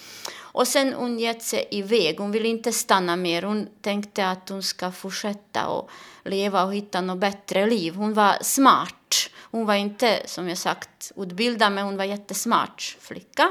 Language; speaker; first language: Swedish; non-native, learner; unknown